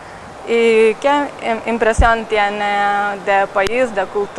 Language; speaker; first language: Spanish; non-native, learner; Lithuanian